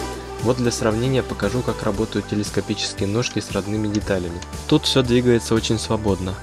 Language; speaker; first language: Russian; native; Russian